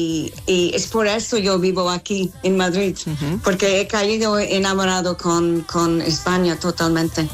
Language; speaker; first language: Spanish; non-native, learner; English